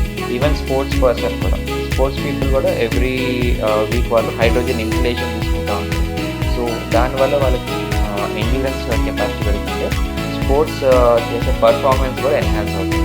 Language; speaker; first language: Telugu; native; Telugu